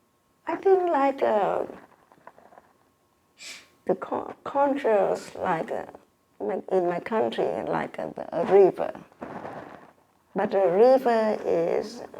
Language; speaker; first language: English; non-native, learner; Vietnamese